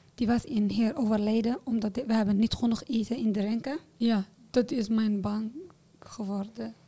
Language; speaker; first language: Dutch; non-native, fluent; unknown